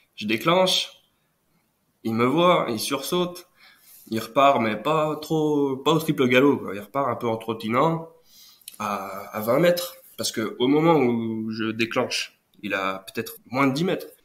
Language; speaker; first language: French; native; French